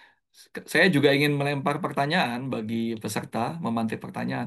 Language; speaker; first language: Indonesian; native; Indonesian